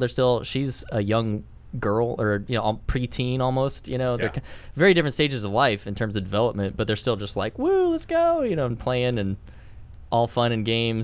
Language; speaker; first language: English; native; English